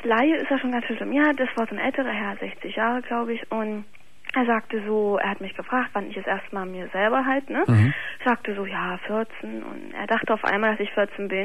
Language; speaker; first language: German; native; German